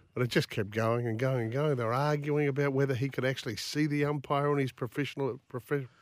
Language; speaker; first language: English; native; English